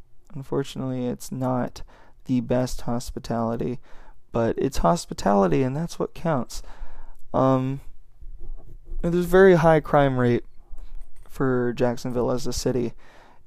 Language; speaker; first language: English; native; English